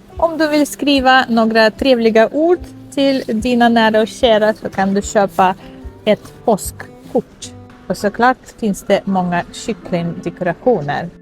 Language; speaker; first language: Swedish; non-native, fluent; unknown